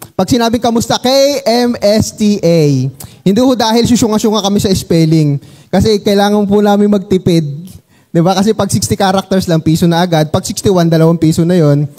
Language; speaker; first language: Filipino; non-native, local second language; Cebuano